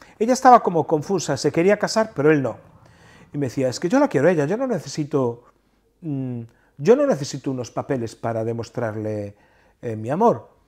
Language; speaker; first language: Spanish; native; Spanish